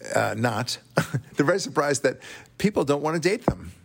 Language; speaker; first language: English; non-native, fluent; Hebrew